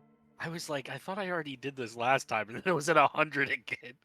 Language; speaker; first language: English; native; English